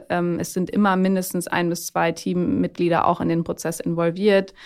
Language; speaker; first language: German; native; German